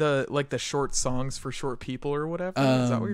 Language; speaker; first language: English; native; English